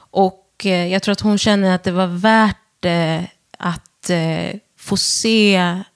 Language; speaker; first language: Swedish; early bilingual, other home language; Wolof